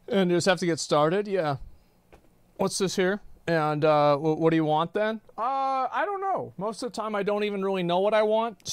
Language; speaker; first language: English; native; English